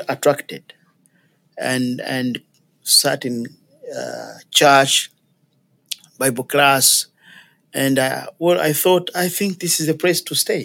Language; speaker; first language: English; non-native, local second language; Ganda